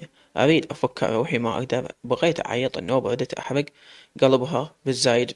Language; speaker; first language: Arabic; native; Arabic